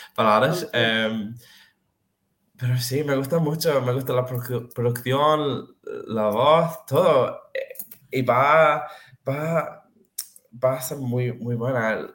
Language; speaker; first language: Spanish; non-native, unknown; English